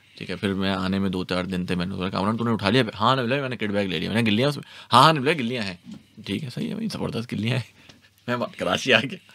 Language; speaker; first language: Urdu; native; Urdu